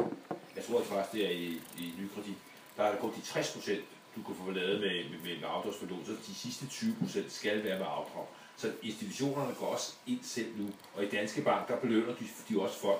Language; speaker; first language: Danish; native; Danish